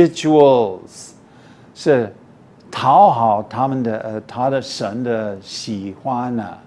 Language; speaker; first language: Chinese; non-native, fluent; English